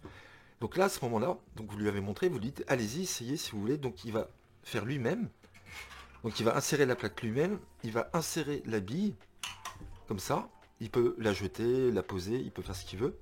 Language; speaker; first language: French; native; French